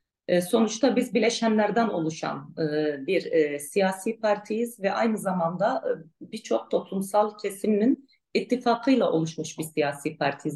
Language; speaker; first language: Turkish; non-native, local second language; Arabic